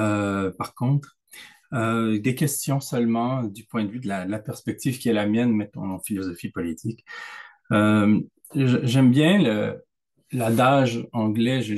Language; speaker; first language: French; native; French